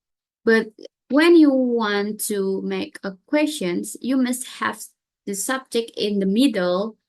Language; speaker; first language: English; non-native, learner; Indonesian